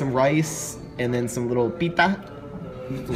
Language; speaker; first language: English; native; English